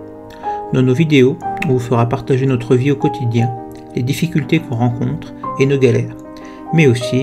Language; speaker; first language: French; native; French